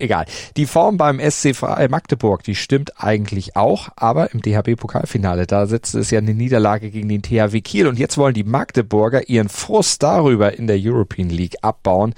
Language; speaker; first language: German; native; German